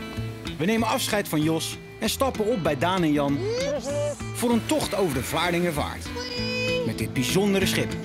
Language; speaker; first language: Dutch; native; Dutch